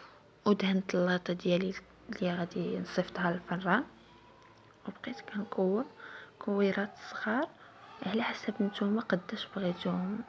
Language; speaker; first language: Arabic; native; Arabic